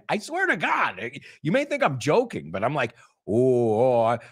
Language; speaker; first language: English; native; English